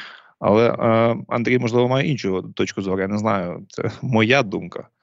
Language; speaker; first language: Ukrainian; native; Ukrainian